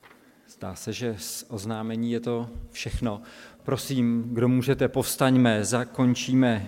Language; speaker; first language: Czech; native; Czech